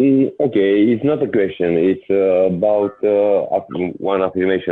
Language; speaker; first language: English; non-native, learner; French